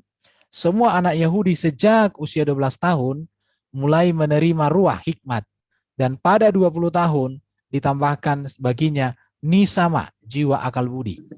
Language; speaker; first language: Indonesian; native; Indonesian